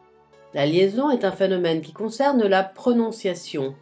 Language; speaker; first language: French; non-native, fluent; Italian